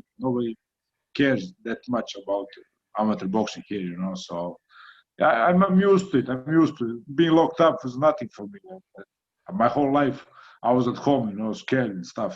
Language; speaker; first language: English; non-native, fluent; Croatian